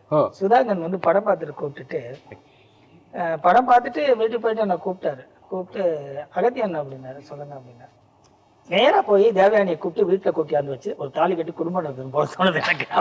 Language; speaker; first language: Tamil; native; Tamil